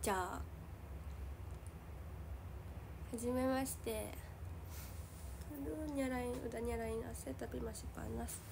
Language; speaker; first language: Indonesian; non-native, learner; Japanese